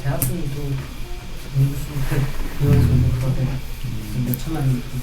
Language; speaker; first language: Korean; non-native, fluent; Chinese